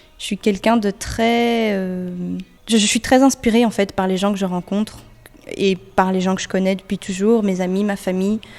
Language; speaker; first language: French; native; French